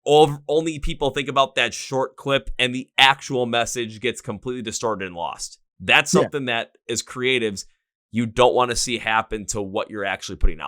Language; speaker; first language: English; native; English